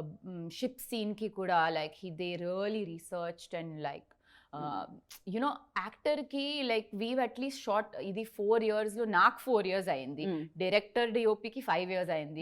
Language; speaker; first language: Telugu; non-native, learner; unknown